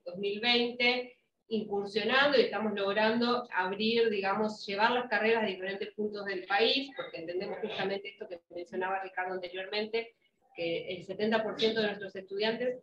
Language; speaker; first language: Spanish; native; Spanish